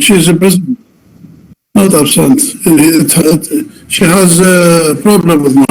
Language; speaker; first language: English; non-native, learner; Arabic